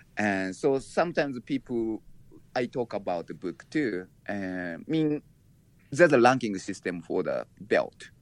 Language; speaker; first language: English; non-native, learner; Japanese